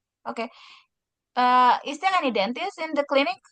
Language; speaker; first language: English; non-native, fluent; Indonesian